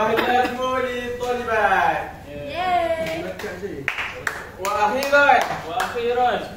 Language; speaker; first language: Arabic; non-native, learner; Malay